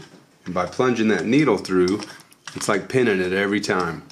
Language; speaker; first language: English; native; English